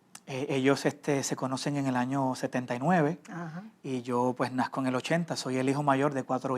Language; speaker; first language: Spanish; native; Spanish